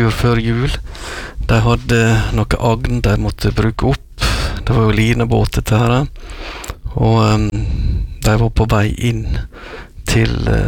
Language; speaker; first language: Norwegian; native; Norwegian